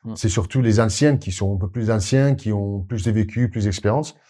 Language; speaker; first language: French; non-native, fluent; Afrikaans